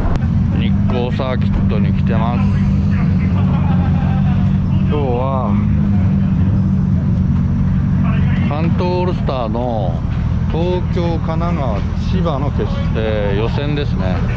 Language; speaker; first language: Japanese; native; Japanese